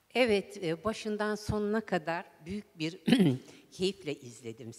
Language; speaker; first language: Turkish; native; Turkish